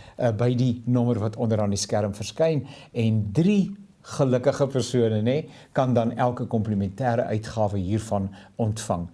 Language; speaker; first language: Afrikaans; native; Afrikaans